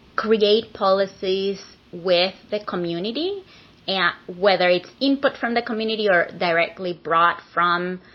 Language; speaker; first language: English; non-native, fluent; Spanish